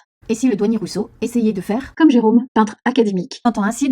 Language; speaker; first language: French; native; French